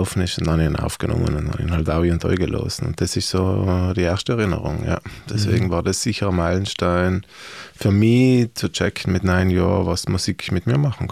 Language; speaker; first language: German; native; German